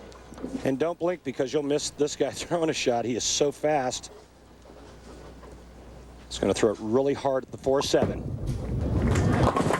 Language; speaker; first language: English; native; English